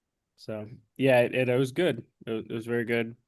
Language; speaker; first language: English; native; English